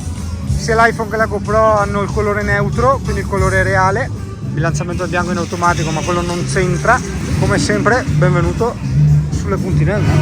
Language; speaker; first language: Italian; native; Italian